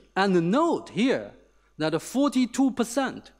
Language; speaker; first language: English; non-native, fluent; Chinese